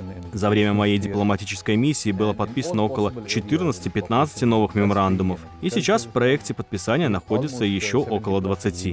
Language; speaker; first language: Russian; non-native, fluent; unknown